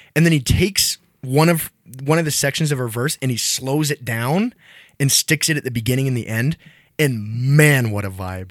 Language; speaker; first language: English; native; English